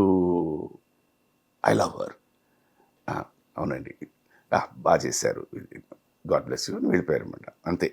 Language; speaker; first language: Telugu; native; Telugu